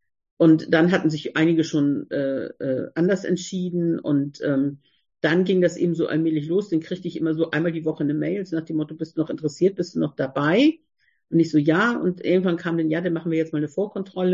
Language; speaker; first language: German; native; German